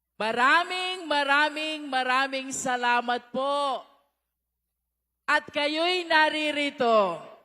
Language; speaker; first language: Filipino; native; Filipino